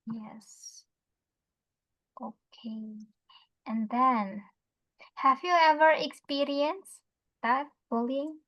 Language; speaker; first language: English; non-native, fluent; Indonesian